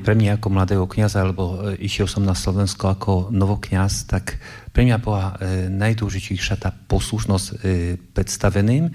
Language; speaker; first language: Slovak; non-native, fluent; Polish